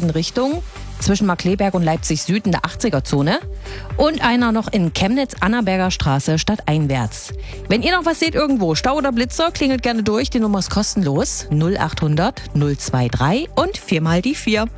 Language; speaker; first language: German; native; German